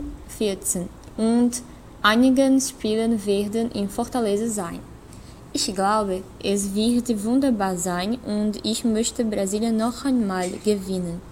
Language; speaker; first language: German; non-native, learner; Portuguese